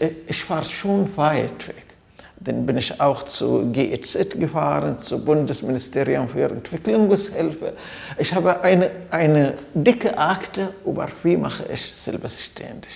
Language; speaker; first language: German; non-native, fluent; Arabic